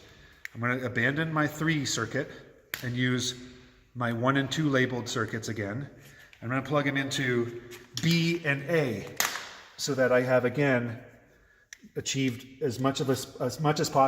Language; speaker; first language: English; native; English